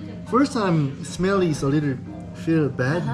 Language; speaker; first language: English; non-native, learner; Korean